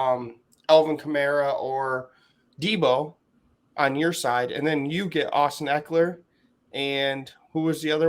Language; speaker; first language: English; native; English